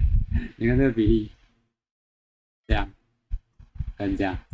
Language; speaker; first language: Chinese; native; Chinese